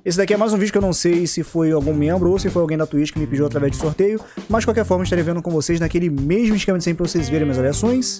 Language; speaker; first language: Portuguese; native; Portuguese